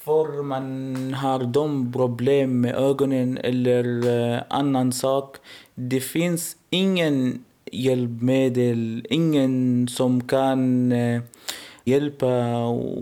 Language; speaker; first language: Swedish; non-native, learner; Arabic